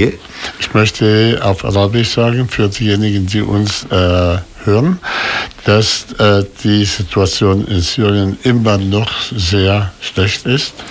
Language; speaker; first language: German; non-native, fluent; Arabic